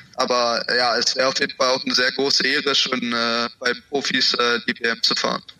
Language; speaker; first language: German; native; German